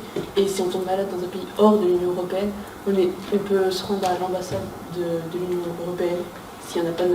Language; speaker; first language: French; native; French